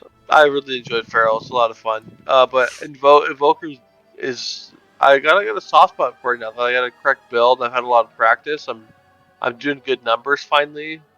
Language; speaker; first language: English; native; English